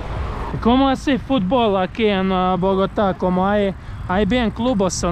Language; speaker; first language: Spanish; non-native, learner; Croatian